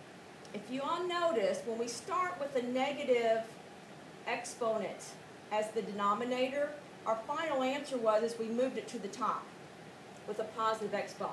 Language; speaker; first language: English; native; English